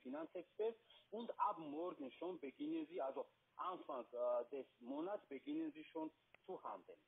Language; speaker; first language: German; non-native, fluent; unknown